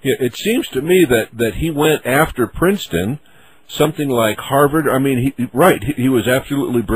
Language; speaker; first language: English; native; English